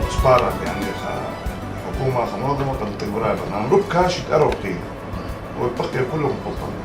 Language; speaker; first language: Arabic; non-native, local second language; Assyrian Neo-Aramaic